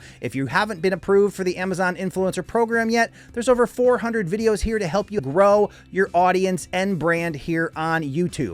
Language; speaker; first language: English; native; English